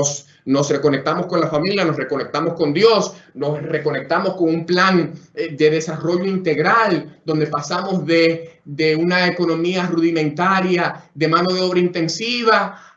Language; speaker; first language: Spanish; native; Spanish